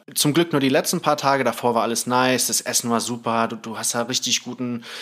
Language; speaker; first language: German; early bilingual, other home language; Thai